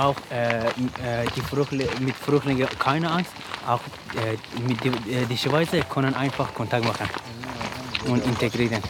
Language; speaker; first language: German; non-native, learner; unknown